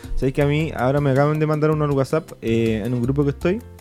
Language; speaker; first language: Spanish; non-native, local second language; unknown